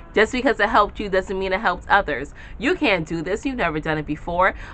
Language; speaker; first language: English; native; English